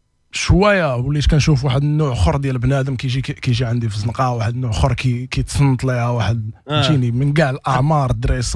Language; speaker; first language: Arabic; native; Arabic